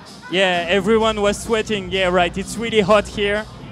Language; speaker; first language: English; non-native, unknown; French